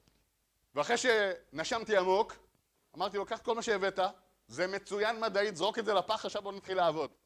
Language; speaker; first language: Hebrew; native; Hebrew